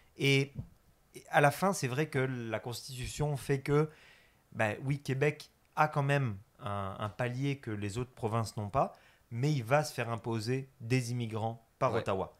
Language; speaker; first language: French; native; French